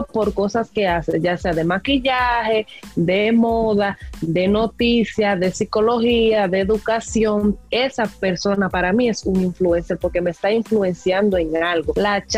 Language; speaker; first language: Spanish; native; Spanish